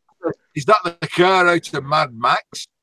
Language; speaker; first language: English; native; English